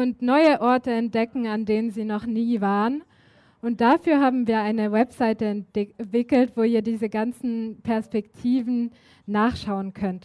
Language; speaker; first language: German; native; German